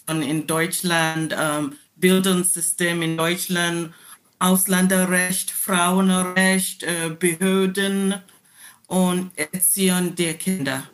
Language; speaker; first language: German; non-native, learner; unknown